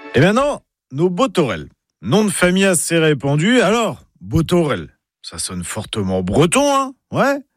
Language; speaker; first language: French; native; French